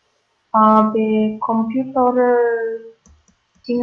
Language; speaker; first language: Korean; non-native, learner; Indonesian